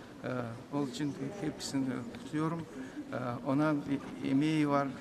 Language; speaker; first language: Turkish; non-native, learner; Kazakh